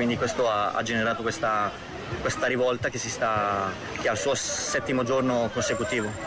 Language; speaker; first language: Italian; non-native, fluent; Albanian